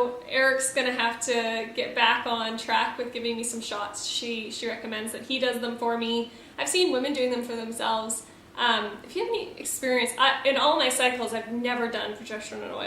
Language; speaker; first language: English; native; English